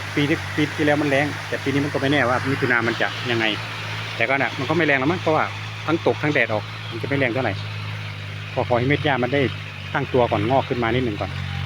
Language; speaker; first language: Thai; non-native, local second language; Northeastern Thai